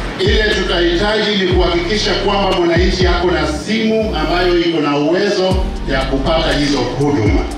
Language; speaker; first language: Swahili; non-native, local second language; Luo (Kenya and Tanzania)